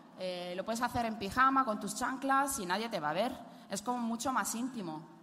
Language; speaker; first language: Spanish; non-native, fluent; Italian